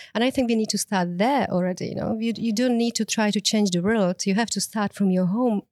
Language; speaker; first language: English; non-native, fluent; Czech